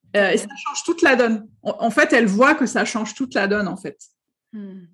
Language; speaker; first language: French; non-native, local second language; Arabic